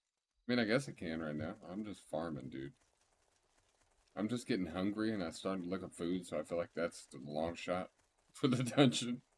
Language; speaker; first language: English; native; English